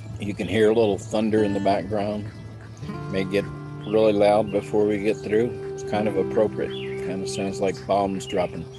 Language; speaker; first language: English; native; English